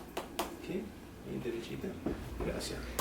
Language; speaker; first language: Spanish; early bilingual, heritage; English